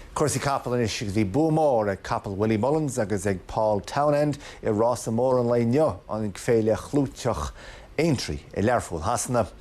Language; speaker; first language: Irish; native; Irish